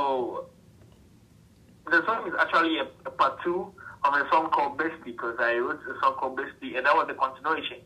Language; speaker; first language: English; non-native, local second language; Akan